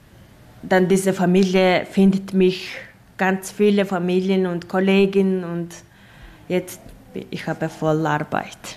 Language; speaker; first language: German; non-native, learner; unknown